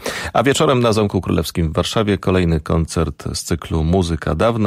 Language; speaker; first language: Polish; native; Polish